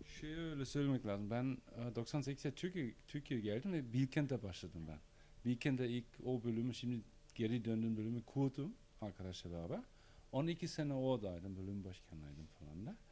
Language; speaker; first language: Turkish; non-native, learner; German